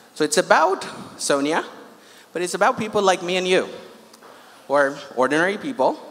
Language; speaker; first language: English; non-native, local second language; Urdu